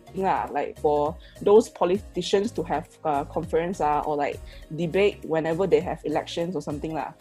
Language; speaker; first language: English; non-native, local second language; Chinese